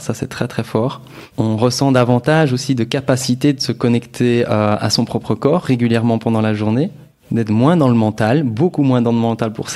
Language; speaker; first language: French; native; French